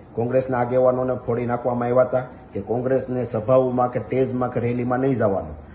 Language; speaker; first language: Gujarati; native; Gujarati